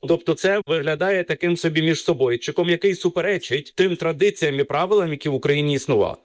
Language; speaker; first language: Ukrainian; native; Ukrainian